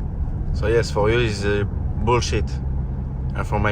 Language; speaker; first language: English; non-native, learner; French